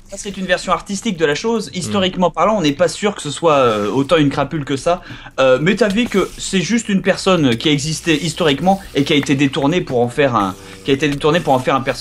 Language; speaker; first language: French; native; French